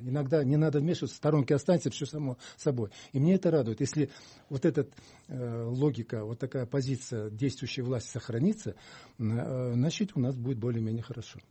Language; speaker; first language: Russian; non-native, local second language; Kyrgyz